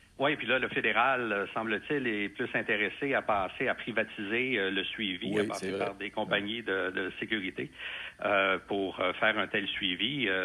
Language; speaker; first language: French; native; French